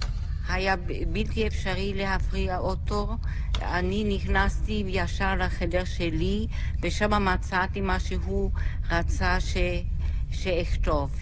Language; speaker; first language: Hebrew; non-native, fluent; German